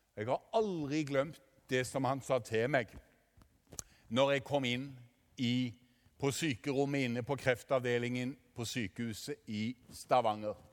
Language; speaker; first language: Norwegian; native; Norwegian